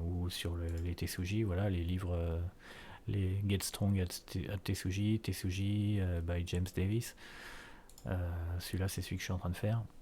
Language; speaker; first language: French; native; French